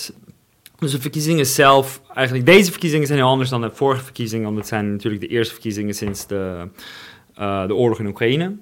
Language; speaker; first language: Dutch; non-native, fluent; Russian